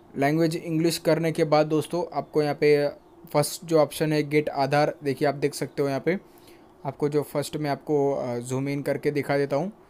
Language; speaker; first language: Hindi; non-native, local second language; Marathi